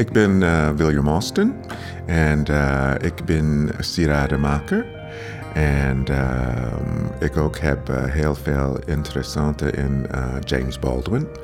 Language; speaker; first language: Dutch; non-native, learner; English